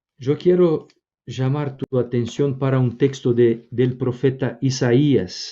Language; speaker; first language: Spanish; non-native, fluent; Portuguese